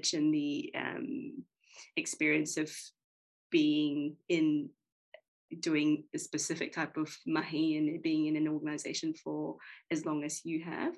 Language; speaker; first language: English; native; English